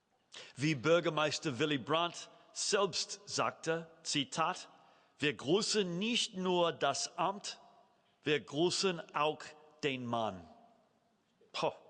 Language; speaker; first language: German; non-native, fluent; English